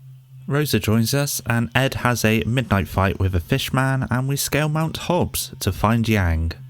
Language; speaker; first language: English; native; English